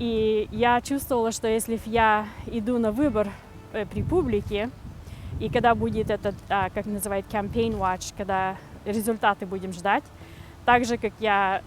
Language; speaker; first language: Russian; early bilingual, heritage; Russian